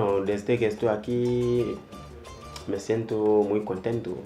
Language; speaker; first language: Spanish; non-native, learner; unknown